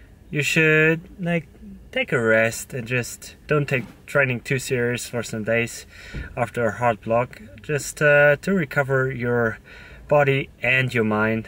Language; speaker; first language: English; non-native, fluent; German